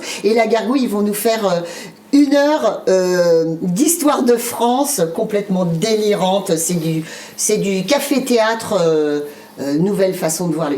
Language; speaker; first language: French; native; French